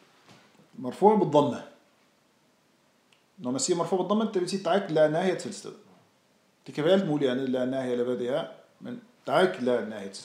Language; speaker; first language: Danish; non-native, fluent; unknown